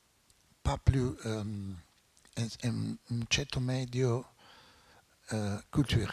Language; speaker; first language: French; non-native, fluent; Italian